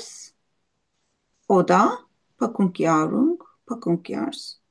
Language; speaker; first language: German; non-native, learner; Turkish